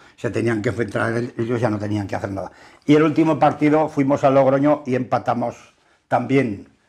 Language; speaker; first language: Spanish; native; Spanish